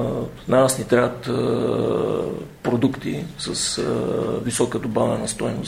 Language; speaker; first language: Bulgarian; native; Bulgarian